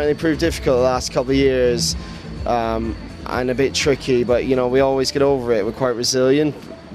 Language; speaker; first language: English; native; English